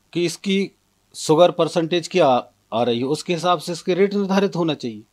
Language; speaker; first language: Hindi; native; Hindi